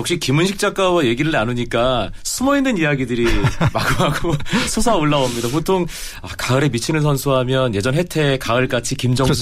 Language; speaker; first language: Korean; native; Korean